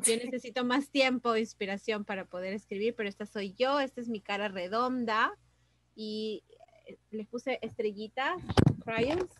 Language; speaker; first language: Spanish; native; Spanish